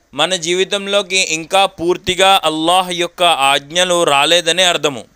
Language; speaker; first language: Telugu; non-native, local second language; Urdu